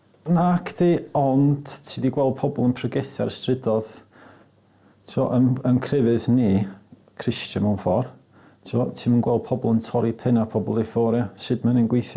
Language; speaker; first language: Welsh; native; Welsh